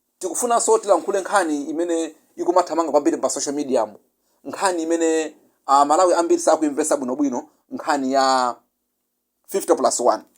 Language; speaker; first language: Nyanja; non-native, local second language; Yao